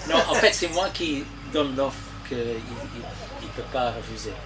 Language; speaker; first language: French; non-native, fluent; English